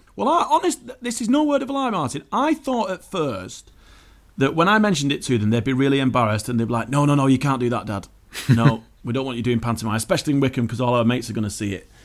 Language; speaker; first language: English; native; English